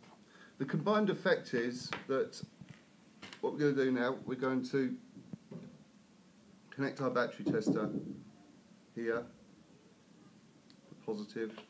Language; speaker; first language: English; native; English